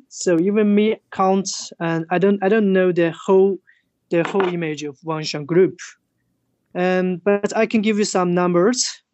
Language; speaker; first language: English; non-native, fluent; Chinese